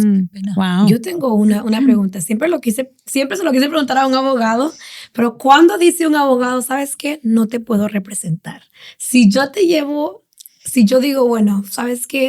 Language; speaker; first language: Spanish; native; Spanish